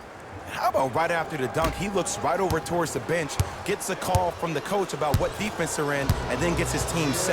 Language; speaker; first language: English; native; English